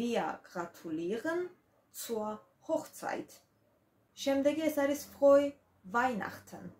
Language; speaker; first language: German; non-native, fluent; Georgian